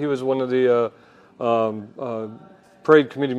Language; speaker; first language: English; native; English